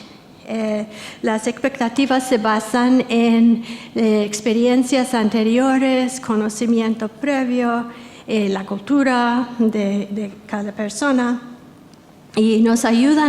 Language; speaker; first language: Spanish; non-native, fluent; English